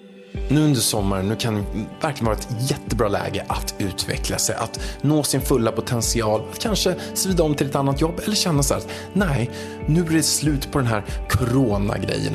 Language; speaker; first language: Swedish; native; Swedish